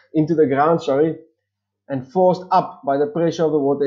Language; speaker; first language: English; non-native, local second language; Afrikaans